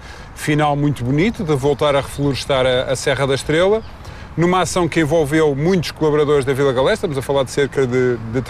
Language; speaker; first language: Portuguese; native; Portuguese